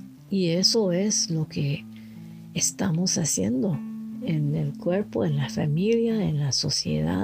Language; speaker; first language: Spanish; non-native, learner; French